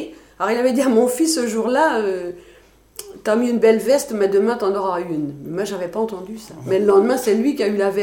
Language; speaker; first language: French; native; French